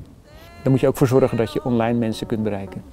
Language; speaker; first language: Dutch; native; Dutch